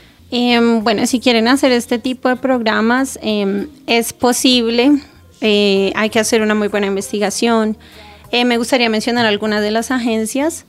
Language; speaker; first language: Spanish; native; Spanish